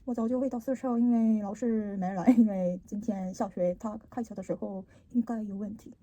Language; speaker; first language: Chinese; non-native, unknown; Korean